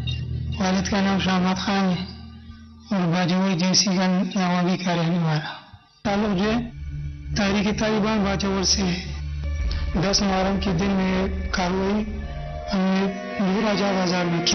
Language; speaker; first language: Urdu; non-native, local second language; Pashto